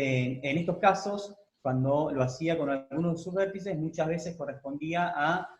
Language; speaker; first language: Spanish; native; Spanish